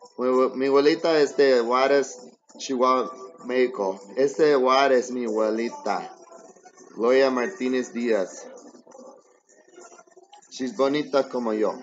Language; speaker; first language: Spanish; early bilingual, heritage; English